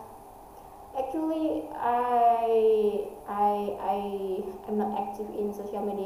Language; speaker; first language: English; non-native, learner; Indonesian